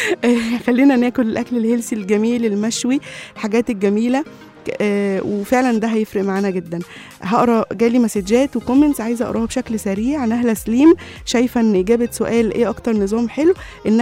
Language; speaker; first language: Arabic; native; Arabic